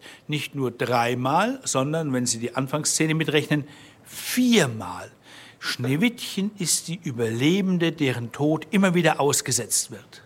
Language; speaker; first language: German; native; German